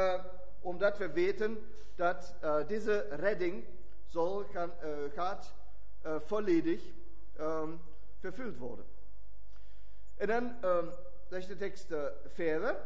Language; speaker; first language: Dutch; non-native, fluent; German